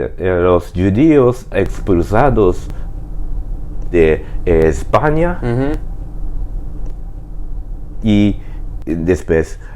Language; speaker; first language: Spanish; non-native, learner; Japanese